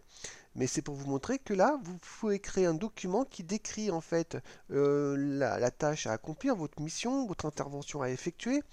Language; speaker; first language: French; native; French